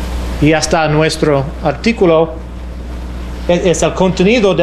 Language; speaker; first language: Spanish; non-native, fluent; English